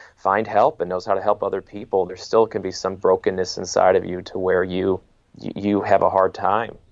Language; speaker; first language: English; native; English